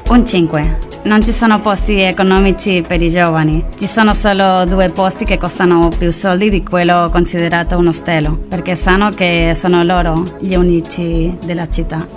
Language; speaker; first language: Italian; non-native, learner; Spanish